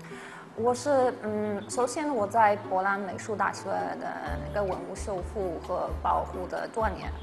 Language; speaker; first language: Chinese; non-native, fluent; Polish